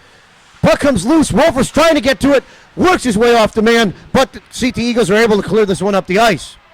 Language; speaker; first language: English; native; English